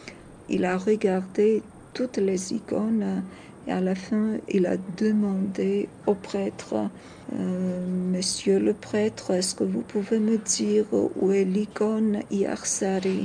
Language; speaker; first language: French; non-native, fluent; Georgian